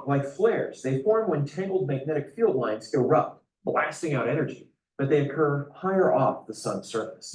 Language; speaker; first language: English; native; English